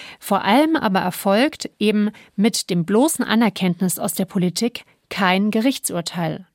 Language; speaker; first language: German; native; German